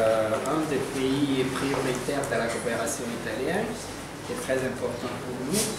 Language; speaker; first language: French; non-native, fluent; Italian